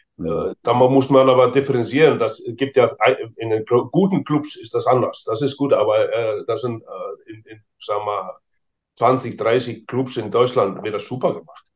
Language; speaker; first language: German; non-native, fluent; Icelandic